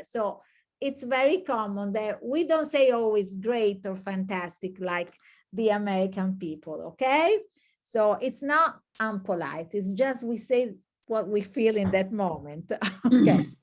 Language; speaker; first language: English; non-native, fluent; Italian